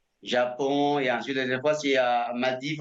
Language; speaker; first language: French; non-native, fluent; Indonesian